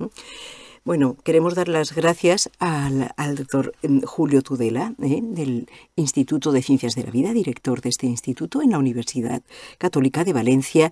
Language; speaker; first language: Spanish; native; Spanish